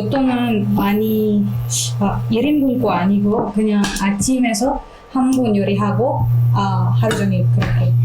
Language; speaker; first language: Korean; non-native, fluent; Indonesian